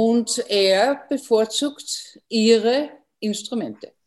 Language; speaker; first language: German; non-native, fluent; English